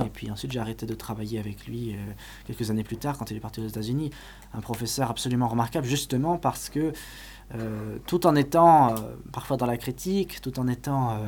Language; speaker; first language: French; native; French